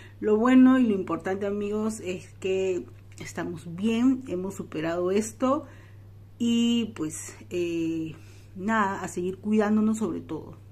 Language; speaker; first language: Spanish; native; Spanish